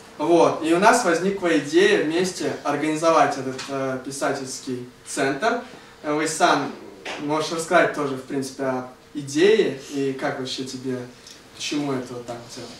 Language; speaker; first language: Russian; native; Russian